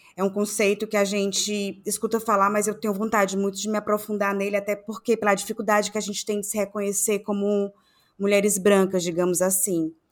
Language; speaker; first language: Portuguese; native; Portuguese